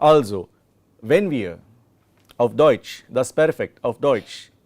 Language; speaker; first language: German; non-native, fluent; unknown